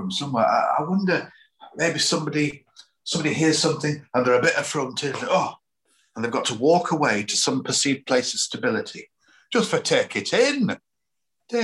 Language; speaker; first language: English; native; English